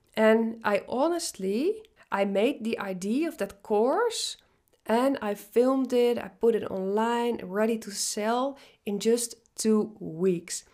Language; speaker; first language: English; non-native, fluent; Dutch